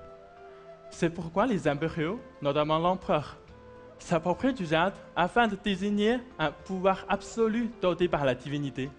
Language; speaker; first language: French; non-native, fluent; Chinese